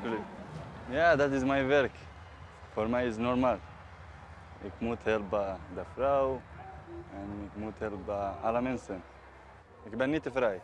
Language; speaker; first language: Dutch; non-native, learner; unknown